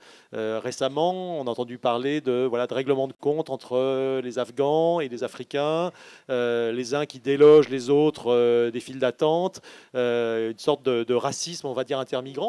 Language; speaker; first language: French; native; French